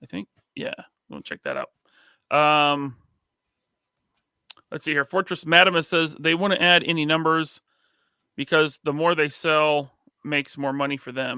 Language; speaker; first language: English; native; English